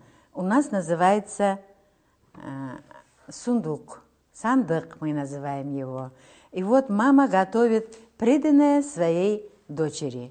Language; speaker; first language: Russian; non-native, local second language; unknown